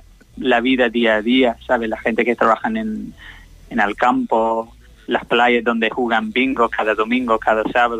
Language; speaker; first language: Spanish; non-native, learner; English